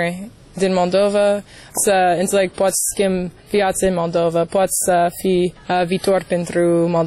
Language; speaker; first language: Romanian; non-native, learner; English